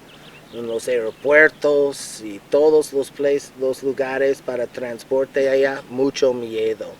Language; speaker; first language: Spanish; non-native, learner; English